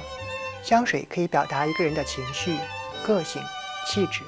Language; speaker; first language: Chinese; native; Chinese